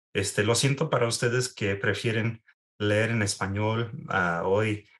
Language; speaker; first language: Spanish; early bilingual, heritage; Spanish